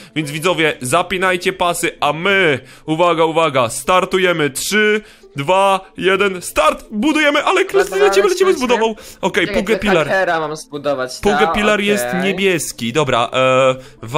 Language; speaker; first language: Polish; native; Polish